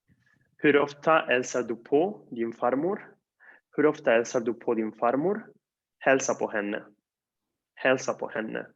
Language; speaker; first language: Swedish; non-native, fluent; Spanish